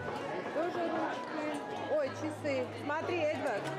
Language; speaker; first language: Russian; native; Russian